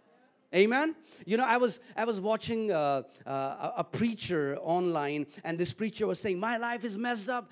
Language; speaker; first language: English; non-native, local second language; Hindi